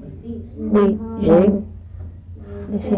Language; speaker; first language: French; non-native, learner; English